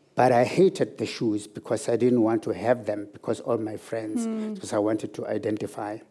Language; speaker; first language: English; non-native, local second language; Zulu